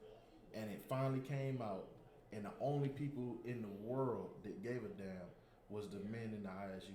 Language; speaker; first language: English; native; English